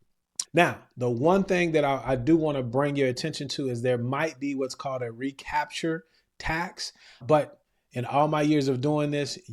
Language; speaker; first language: English; native; English